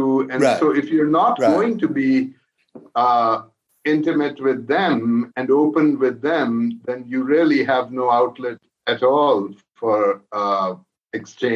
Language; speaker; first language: English; non-native, local second language; Urdu